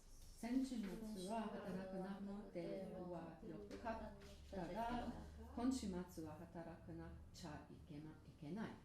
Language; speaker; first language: Japanese; non-native, learner; English